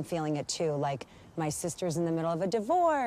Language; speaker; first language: English; native; English